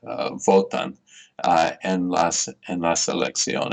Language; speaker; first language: Spanish; non-native, fluent; English